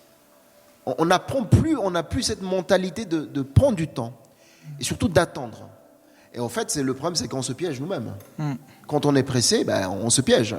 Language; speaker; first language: French; native; French